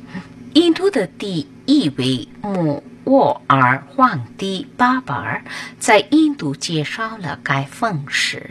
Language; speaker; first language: Chinese; non-native, learner; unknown